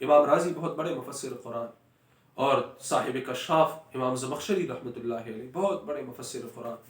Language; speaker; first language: Urdu; non-native, local second language; Pashto